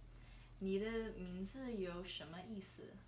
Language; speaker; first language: Chinese; non-native, learner; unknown